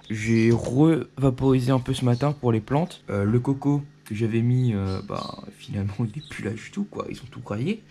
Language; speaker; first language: French; native; French